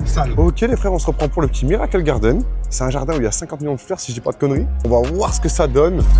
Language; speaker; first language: French; native; French